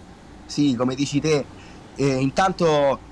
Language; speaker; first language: Italian; native; Italian